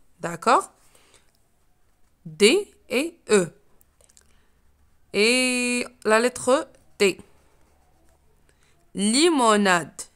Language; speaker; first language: French; non-native, local second language; Arabic